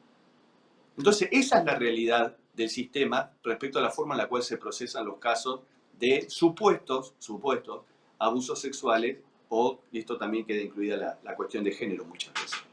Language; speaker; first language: Spanish; native; Spanish